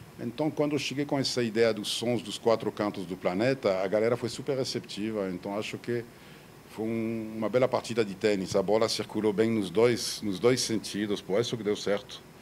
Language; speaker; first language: Portuguese; non-native, fluent; French